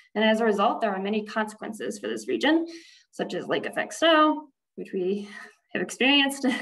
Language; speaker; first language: English; native; English